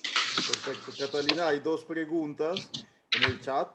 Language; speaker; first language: Spanish; native; Spanish